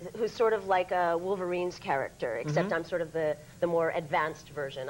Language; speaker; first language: English; native; English